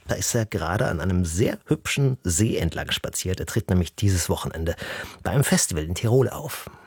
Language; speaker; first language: German; native; German